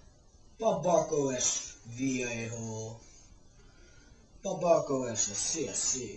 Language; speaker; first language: Spanish; non-native, learner; English